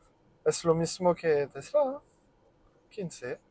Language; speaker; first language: Spanish; non-native, learner; French